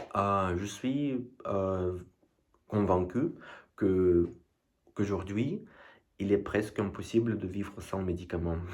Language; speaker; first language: French; non-native, learner; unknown